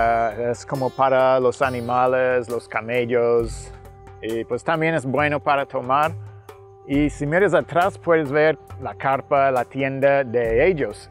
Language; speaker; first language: Spanish; non-native, fluent; English